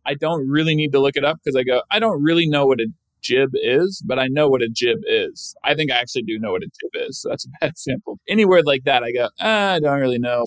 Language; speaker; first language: English; native; English